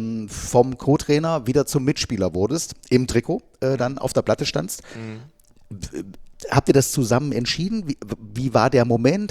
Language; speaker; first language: German; native; German